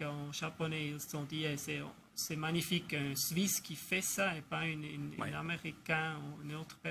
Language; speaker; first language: French; non-native, local second language; German